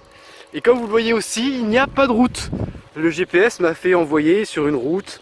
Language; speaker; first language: French; native; French